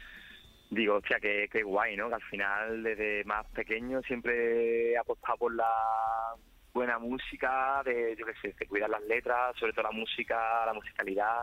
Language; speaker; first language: Spanish; native; Spanish